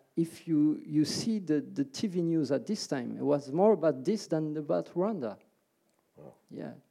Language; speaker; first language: English; early bilingual, other home language; French